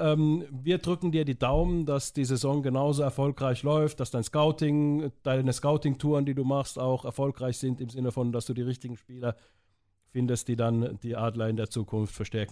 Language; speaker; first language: German; native; German